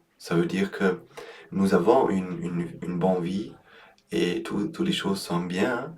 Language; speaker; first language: French; non-native, learner; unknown